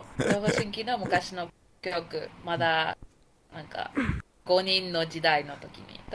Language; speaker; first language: Japanese; non-native, learner; Spanish